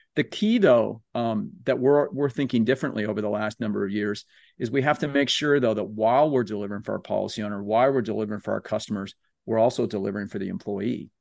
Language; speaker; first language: English; native; English